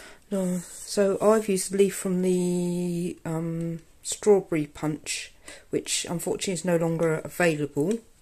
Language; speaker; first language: English; native; English